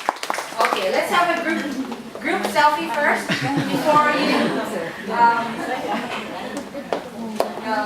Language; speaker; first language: English; non-native, fluent; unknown